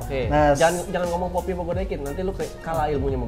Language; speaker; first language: Indonesian; native; Indonesian